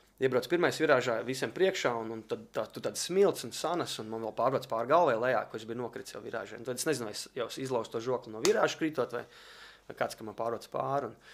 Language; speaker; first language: Latvian; native; Latvian